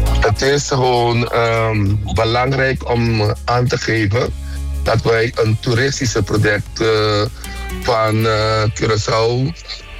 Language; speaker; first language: Dutch; non-native, local second language; Papiamento